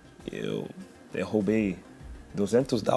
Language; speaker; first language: Portuguese; non-native, learner; English